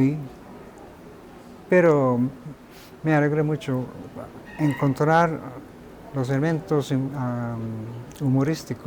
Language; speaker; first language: Spanish; non-native, fluent; Japanese